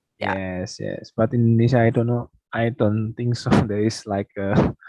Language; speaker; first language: English; non-native, fluent; Indonesian